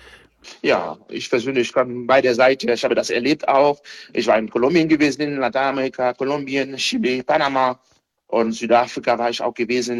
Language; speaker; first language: German; non-native, fluent; Haitian Creole